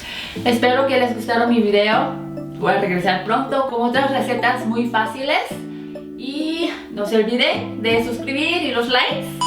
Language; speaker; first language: Spanish; non-native, fluent; Korean